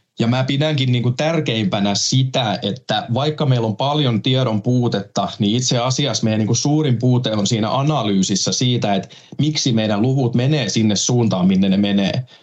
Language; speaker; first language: Finnish; native; Finnish